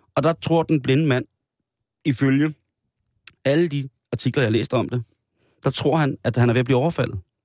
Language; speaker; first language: Danish; native; Danish